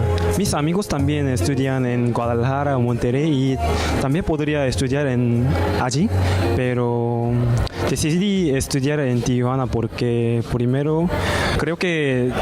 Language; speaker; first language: Spanish; non-native, learner; Korean